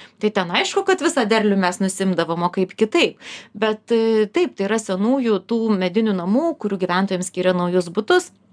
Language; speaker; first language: Lithuanian; native; Lithuanian